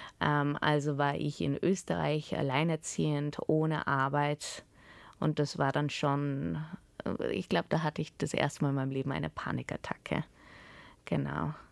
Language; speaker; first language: German; early bilingual, heritage; German